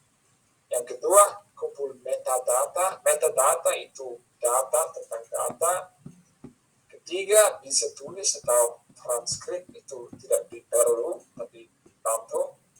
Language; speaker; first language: Indonesian; non-native, fluent; English